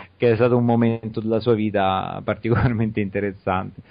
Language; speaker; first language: Italian; native; Italian